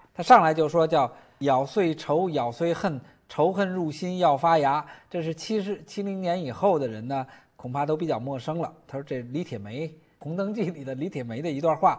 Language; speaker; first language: Chinese; native; Chinese